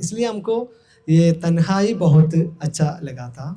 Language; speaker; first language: Hindi; non-native, local second language; Malayalam